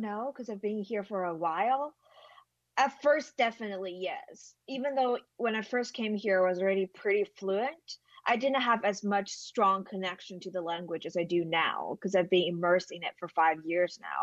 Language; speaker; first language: English; non-native, fluent; Chinese